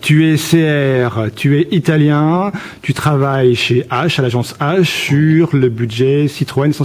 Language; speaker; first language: French; native; French